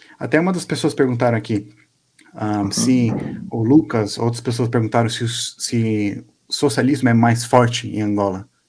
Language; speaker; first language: Portuguese; native; Portuguese